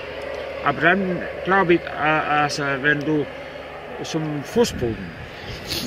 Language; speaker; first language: German; non-native, learner; Danish